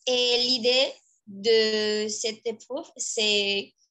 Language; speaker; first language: French; non-native, fluent; Spanish